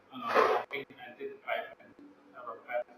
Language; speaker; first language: English; non-native, learner; Indonesian